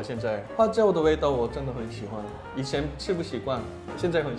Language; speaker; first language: Chinese; non-native, fluent; Korean